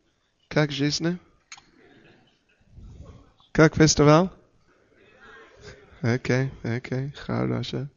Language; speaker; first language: Russian; non-native, learner; English